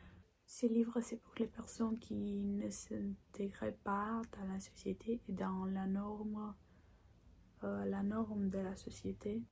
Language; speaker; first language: French; non-native, learner; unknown